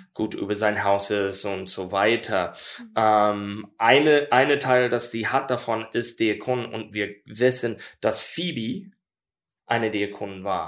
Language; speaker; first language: German; non-native, learner; English